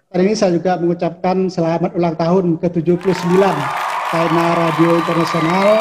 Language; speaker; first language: Indonesian; native; Indonesian